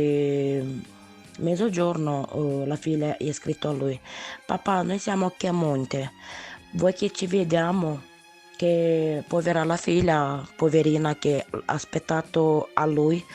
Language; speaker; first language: Italian; non-native, learner; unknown